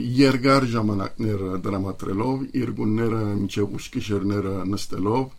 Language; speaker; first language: Armenian; native; Armenian